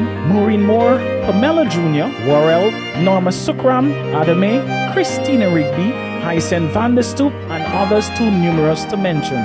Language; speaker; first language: English; native; English